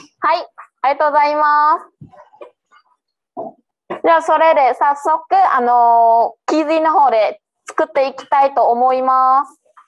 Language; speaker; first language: Japanese; non-native, learner; Vietnamese